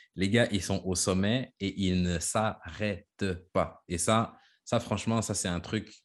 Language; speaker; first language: French; native; French